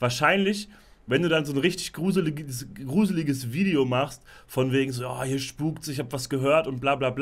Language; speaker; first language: German; native; German